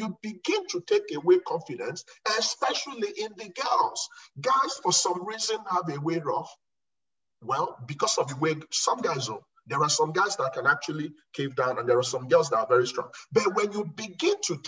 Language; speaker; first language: English; non-native, local second language; Igbo